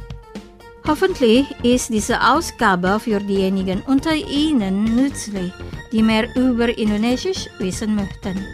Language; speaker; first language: German; non-native, fluent; Indonesian